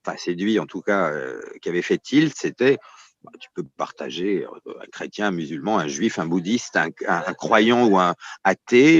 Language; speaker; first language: French; native; French